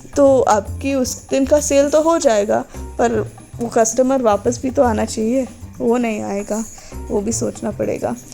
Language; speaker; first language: Hindi; non-native, local second language; Kannada